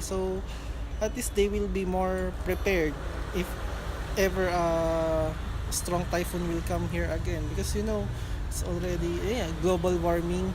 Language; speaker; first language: English; non-native, learner; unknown